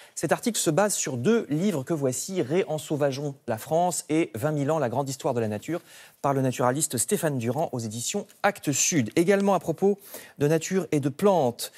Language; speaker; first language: French; native; French